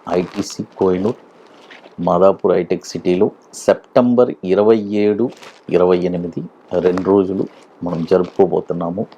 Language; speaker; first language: Telugu; native; Telugu